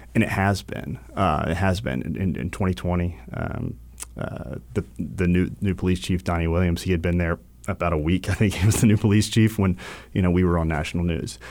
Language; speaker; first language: English; native; English